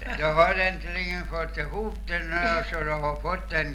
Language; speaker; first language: Swedish; native; Swedish